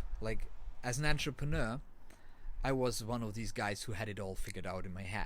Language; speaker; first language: English; non-native, fluent; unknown